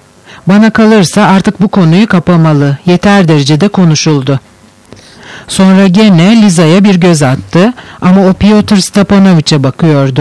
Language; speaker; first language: Turkish; native; Turkish